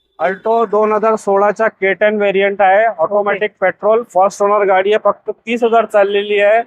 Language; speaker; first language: Marathi; non-native, local second language; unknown